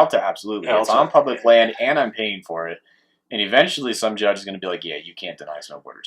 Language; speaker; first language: English; native; English